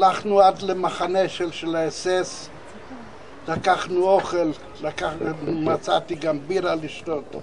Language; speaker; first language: Hebrew; non-native, fluent; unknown